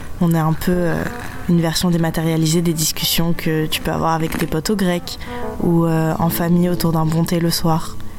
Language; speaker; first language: French; native; French